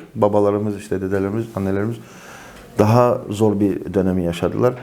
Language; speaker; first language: Turkish; non-native, fluent; Avaric